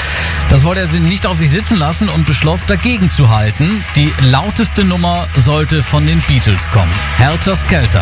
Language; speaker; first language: German; native; German